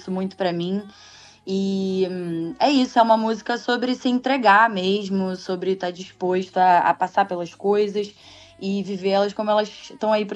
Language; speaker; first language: Portuguese; native; Portuguese